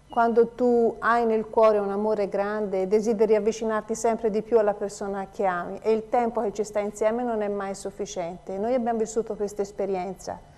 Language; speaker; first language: Italian; native; Italian